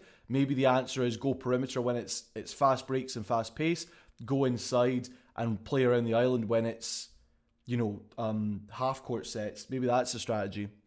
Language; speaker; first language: English; native; English